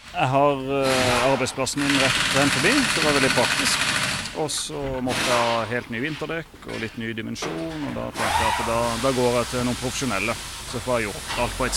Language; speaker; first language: Norwegian; native; Norwegian